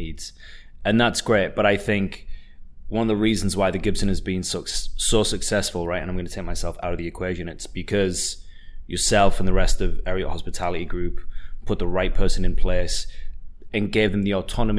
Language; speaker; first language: English; native; English